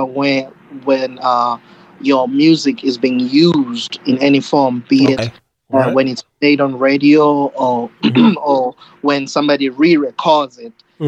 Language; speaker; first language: English; non-native, local second language; Zulu